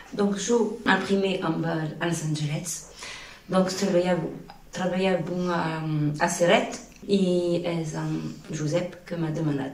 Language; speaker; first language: Catalan; non-native, local second language; French